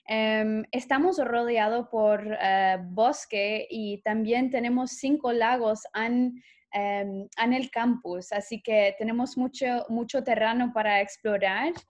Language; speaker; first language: Spanish; non-native, fluent; English